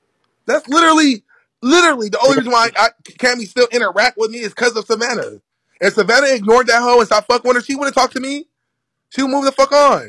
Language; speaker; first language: English; native; English